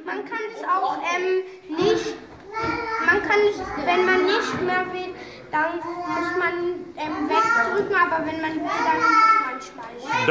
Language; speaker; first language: German; early bilingual, other home language; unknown